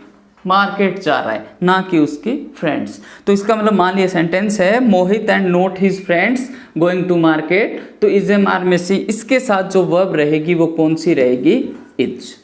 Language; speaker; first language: Hindi; native; Hindi